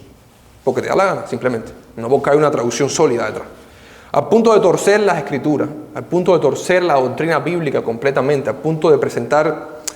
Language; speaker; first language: Spanish; native; Spanish